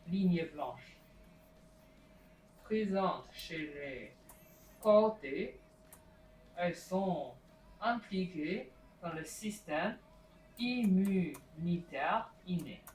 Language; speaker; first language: French; non-native, learner; Chinese